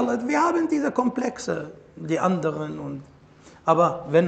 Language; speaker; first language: German; non-native, fluent; Arabic